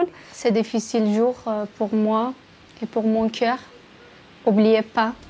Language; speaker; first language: French; non-native, learner; Persian